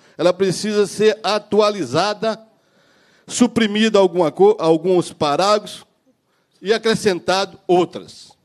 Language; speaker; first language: Portuguese; native; Portuguese